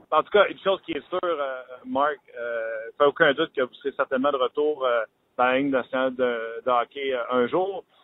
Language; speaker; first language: French; native; French